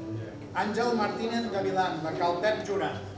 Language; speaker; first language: Catalan; native; Catalan